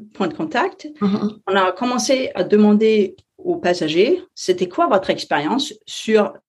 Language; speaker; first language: French; non-native, fluent; Danish